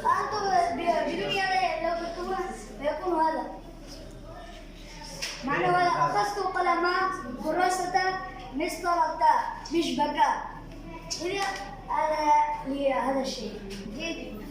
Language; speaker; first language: Arabic; non-native, learner; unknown